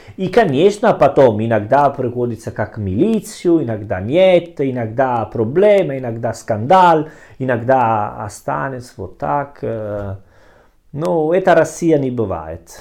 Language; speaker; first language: Russian; non-native, learner; Italian